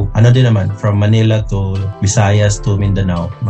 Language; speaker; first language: English; non-native, local second language; Hiligaynon